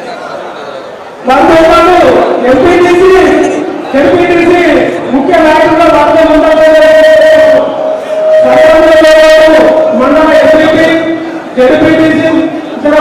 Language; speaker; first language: Telugu; native; Telugu